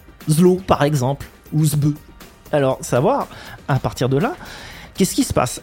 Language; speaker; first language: French; native; French